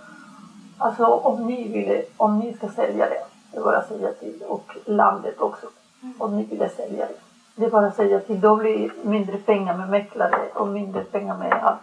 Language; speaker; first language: Swedish; non-native, fluent; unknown